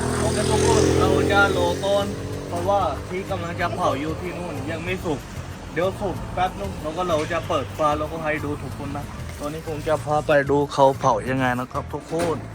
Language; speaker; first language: Thai; non-native, learner; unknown